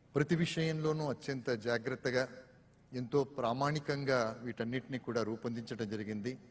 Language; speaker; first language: Telugu; native; Telugu